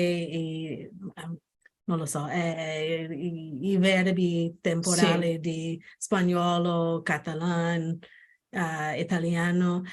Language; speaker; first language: Italian; non-native, learner; English